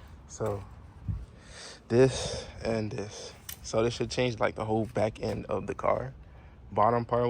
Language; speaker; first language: English; native; English